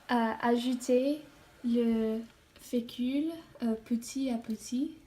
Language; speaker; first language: French; non-native, learner; English